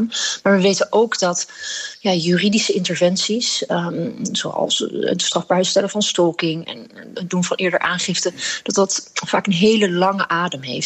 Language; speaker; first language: Dutch; native; Dutch